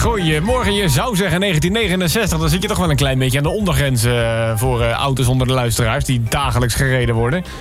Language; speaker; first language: Dutch; native; Dutch